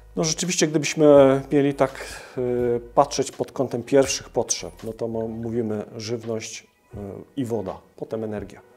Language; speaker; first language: Polish; native; Polish